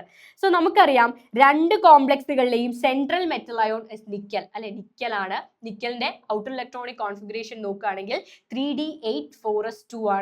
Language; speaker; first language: Malayalam; native; Malayalam